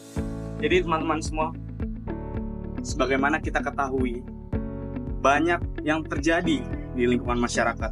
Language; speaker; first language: Indonesian; native; Indonesian